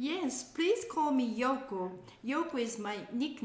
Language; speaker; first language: English; non-native, learner; Japanese